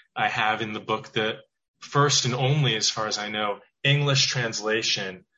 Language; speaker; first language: English; native; English